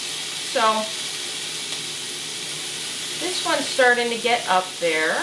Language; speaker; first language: English; native; English